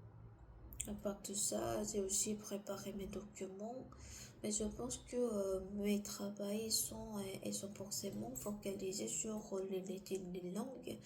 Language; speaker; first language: French; non-native, learner; Korean